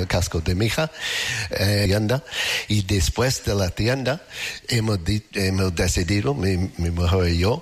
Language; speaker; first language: Spanish; non-native, learner; English